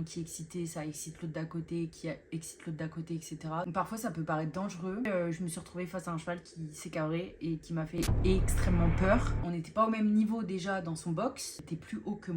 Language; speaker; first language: French; native; French